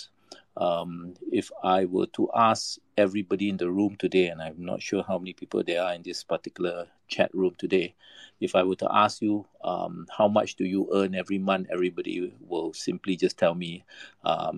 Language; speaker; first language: English; non-native, local second language; Malay